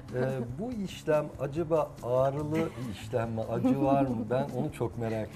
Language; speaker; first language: Turkish; native; Turkish